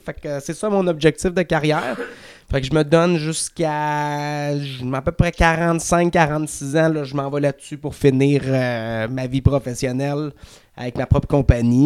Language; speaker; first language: French; native; French